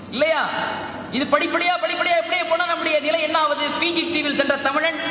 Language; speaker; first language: Tamil; early bilingual, heritage; Tamil